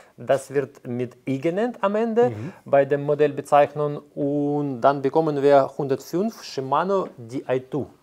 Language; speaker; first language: German; non-native, fluent; Ukrainian